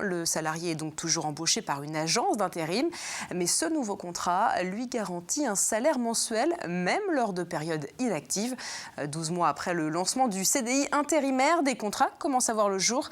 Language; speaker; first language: French; native; French